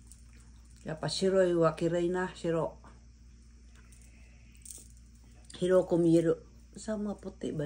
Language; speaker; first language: Japanese; non-native, learner; Filipino